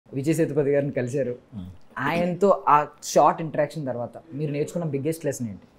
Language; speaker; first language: Telugu; native; Telugu